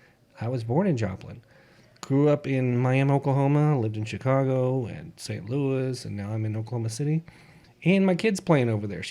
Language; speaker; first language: English; native; English